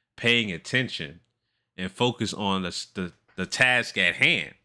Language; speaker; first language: English; native; English